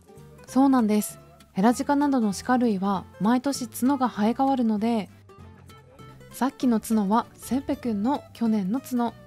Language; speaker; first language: Japanese; native; Japanese